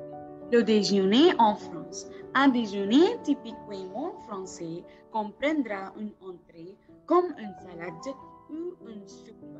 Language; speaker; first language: French; non-native, learner; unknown